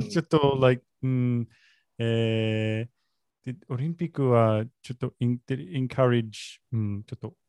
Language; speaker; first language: Japanese; non-native, learner; English